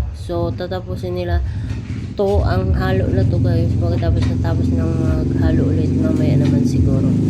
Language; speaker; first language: Filipino; non-native, local second language; Cebuano